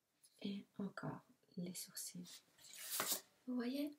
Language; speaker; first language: French; non-native, fluent; Italian